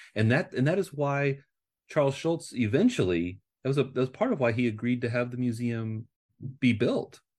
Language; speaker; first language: English; native; English